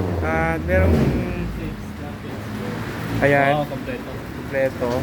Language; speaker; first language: Filipino; native; Filipino